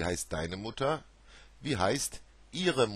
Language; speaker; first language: German; non-native, fluent; Turkish